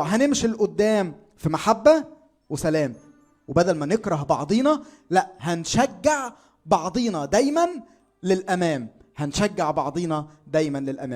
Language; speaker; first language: Arabic; native; Arabic